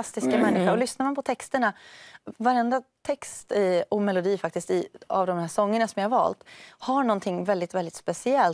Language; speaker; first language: Swedish; native; Swedish